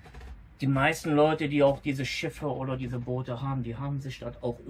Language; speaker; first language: German; native; German